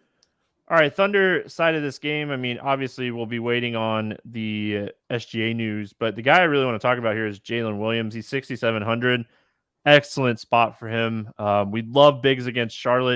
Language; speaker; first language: English; native; English